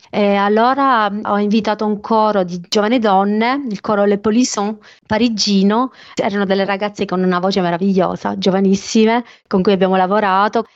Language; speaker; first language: Italian; native; Italian